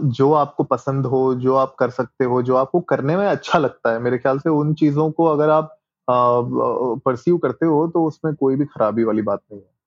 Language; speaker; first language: Hindi; native; Hindi